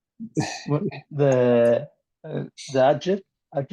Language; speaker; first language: English; non-native, learner; Spanish